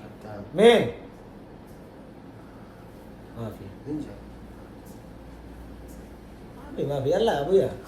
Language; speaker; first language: Arabic; non-native, learner; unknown